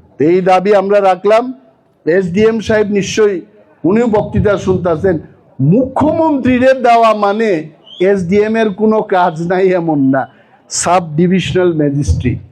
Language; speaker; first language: Bangla; non-native, local second language; Kok Borok